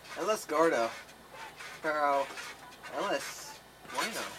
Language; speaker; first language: Spanish; non-native, learner; English